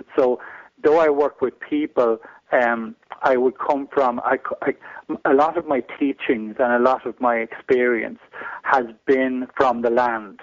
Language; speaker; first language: English; native; English